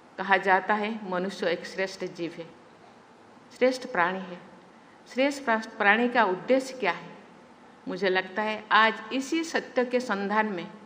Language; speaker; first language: Hindi; non-native, local second language; Santali